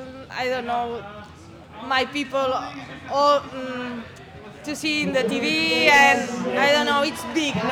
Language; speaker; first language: English; non-native, learner; Spanish